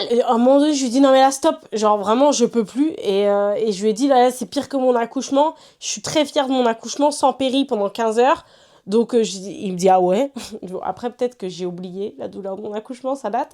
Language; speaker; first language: French; native; French